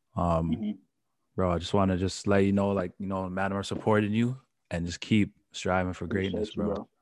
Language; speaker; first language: English; native; English